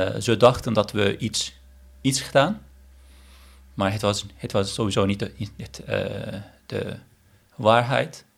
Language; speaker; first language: Dutch; non-native, learner; Turkish